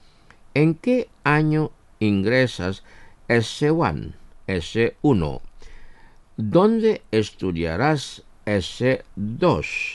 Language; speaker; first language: Spanish; non-native, fluent; Indonesian